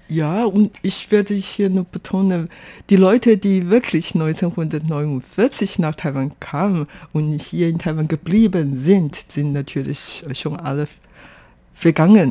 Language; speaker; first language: German; non-native, fluent; Chinese